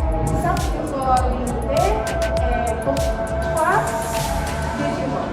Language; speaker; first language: French; non-native, learner; Indonesian